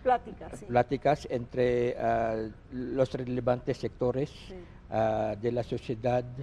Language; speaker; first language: Spanish; non-native, learner; Filipino